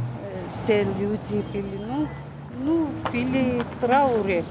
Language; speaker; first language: Russian; non-native, local second language; Armenian